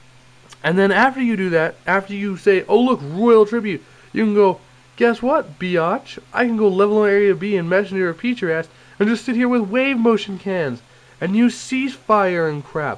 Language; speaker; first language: English; native; English